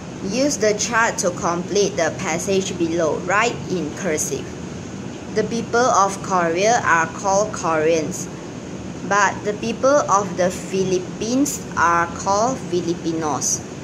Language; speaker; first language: English; non-native, local second language; Chinese